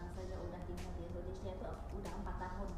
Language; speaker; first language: Indonesian; non-native, fluent; Khmer